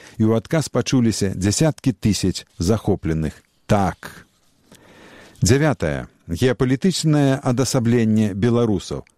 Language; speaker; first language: Belarusian; native; Belarusian